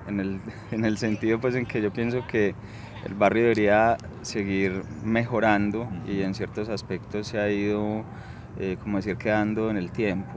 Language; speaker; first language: Spanish; native; Spanish